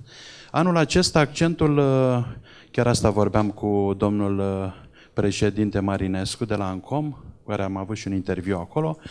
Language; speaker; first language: Romanian; native; Romanian